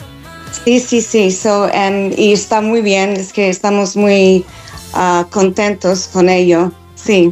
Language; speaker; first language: Spanish; non-native, fluent; English